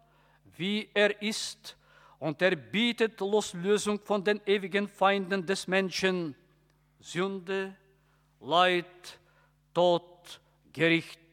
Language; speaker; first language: German; non-native, fluent; Bulgarian